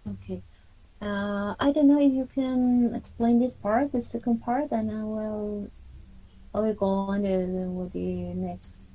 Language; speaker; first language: English; non-native, fluent; Spanish